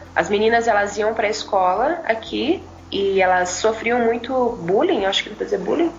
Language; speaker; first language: Portuguese; native; Portuguese